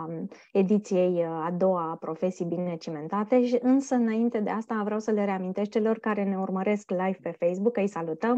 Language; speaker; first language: Romanian; native; Romanian